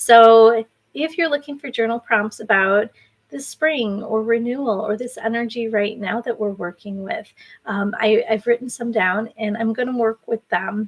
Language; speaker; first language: English; native; English